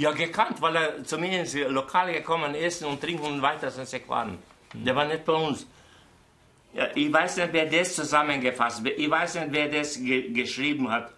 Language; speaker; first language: German; non-native, learner; Croatian